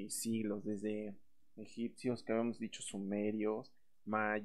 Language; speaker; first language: Spanish; native; Spanish